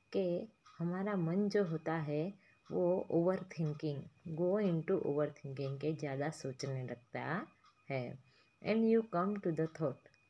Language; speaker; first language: Hindi; non-native, local second language; Gujarati